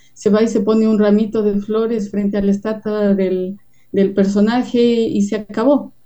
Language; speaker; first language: Spanish; native; Spanish